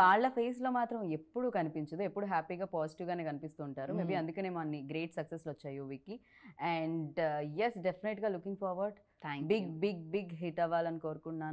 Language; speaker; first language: Telugu; native; Telugu